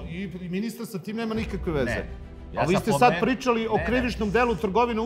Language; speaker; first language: Serbian; native; Serbian